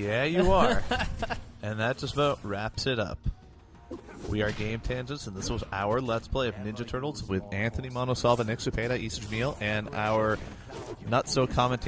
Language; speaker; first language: English; native; English